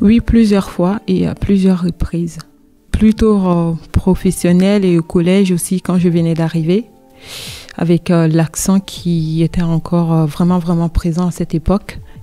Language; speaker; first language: French; non-native, local second language; Dyula